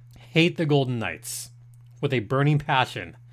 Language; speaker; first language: English; early bilingual, other home language; Spanish